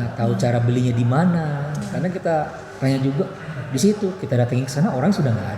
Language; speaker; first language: Indonesian; non-native, local second language; Banjar